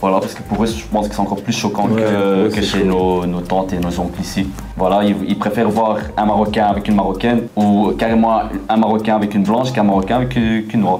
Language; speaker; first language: French; early bilingual, other home language; Arabic